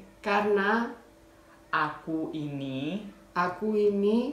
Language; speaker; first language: Indonesian; non-native, learner; Spanish